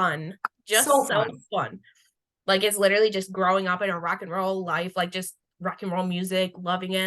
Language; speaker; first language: English; native; English